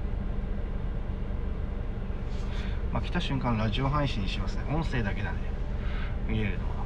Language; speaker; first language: Japanese; native; Japanese